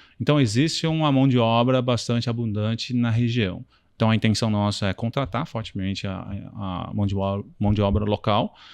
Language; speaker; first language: Portuguese; non-native, fluent; Chinese